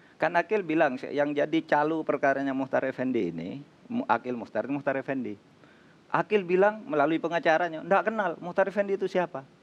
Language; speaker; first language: Indonesian; non-native, local second language; Madurese